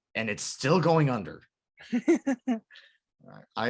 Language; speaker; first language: English; native; English